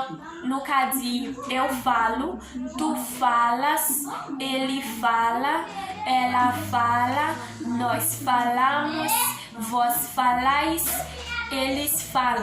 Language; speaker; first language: Portuguese; non-native, learner; Haitian Creole